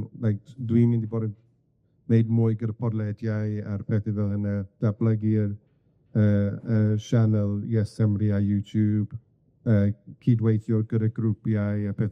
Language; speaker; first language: Welsh; non-native, fluent; English